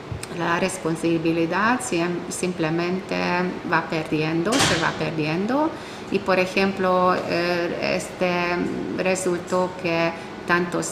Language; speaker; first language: Spanish; non-native, fluent; Hungarian